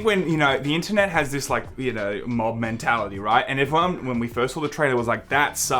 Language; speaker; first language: English; native; English